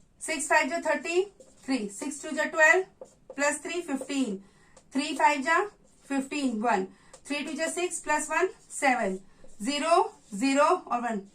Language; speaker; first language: Hindi; native; Hindi